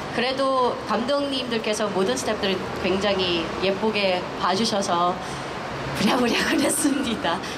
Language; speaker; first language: Korean; non-native, fluent; Filipino